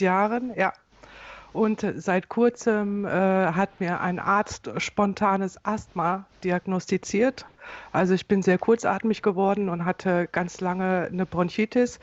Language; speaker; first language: German; native; German